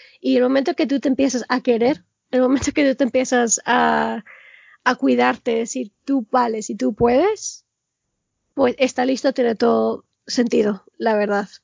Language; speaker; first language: Spanish; early bilingual, heritage; Spanish